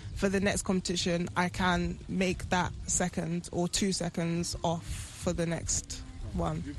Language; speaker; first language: English; native; English